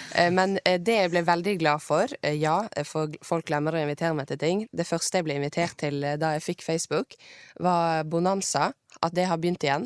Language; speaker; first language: Norwegian; native; Norwegian